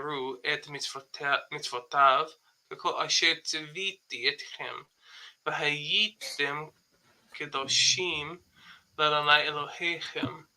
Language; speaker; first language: Hebrew; non-native, fluent; English